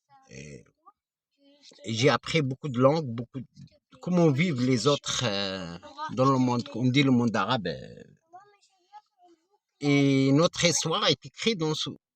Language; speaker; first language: French; non-native, fluent; Arabic